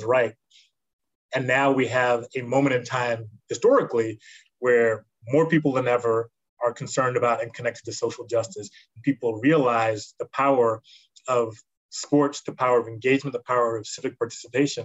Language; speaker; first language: English; native; English